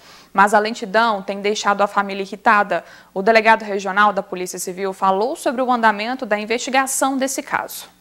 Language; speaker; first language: Portuguese; native; Portuguese